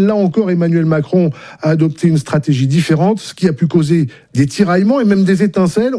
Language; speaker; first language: French; native; French